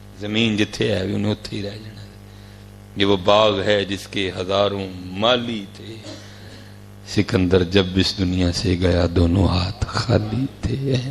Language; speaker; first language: Urdu; non-native, local second language; Punjabi